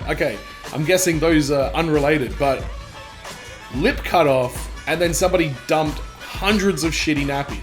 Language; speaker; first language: English; native; English